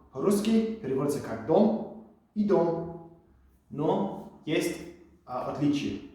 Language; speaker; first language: Russian; non-native, fluent; English